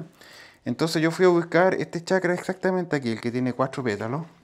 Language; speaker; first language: Spanish; native; Spanish